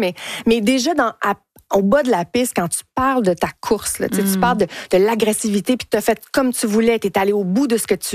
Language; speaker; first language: French; native; French